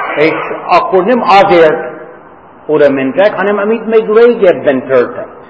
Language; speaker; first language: Hungarian; non-native, fluent; English